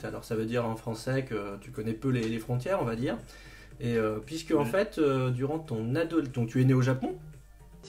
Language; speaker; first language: French; native; French